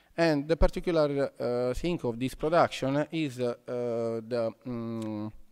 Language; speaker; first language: English; non-native, fluent; Italian